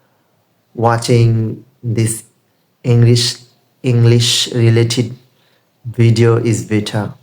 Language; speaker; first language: English; non-native, learner; Bangla